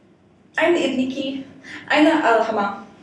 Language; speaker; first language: Arabic; non-native, learner; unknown